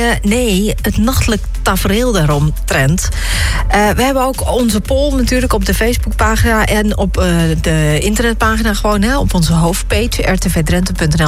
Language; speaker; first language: Dutch; native; Dutch